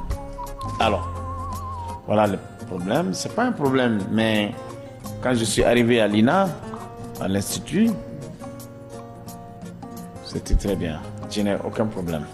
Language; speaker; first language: French; non-native, local second language; Bambara